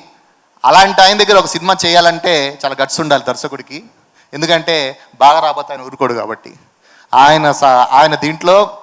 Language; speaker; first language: Telugu; native; Telugu